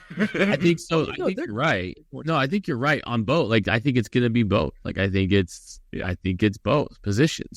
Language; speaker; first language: English; native; English